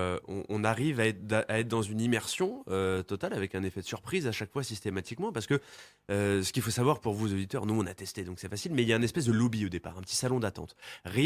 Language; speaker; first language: French; native; French